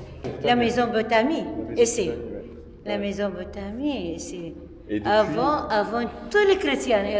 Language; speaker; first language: French; non-native, learner; Arabic